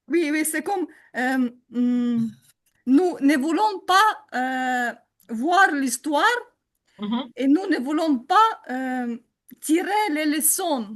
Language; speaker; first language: French; non-native, learner; Ukrainian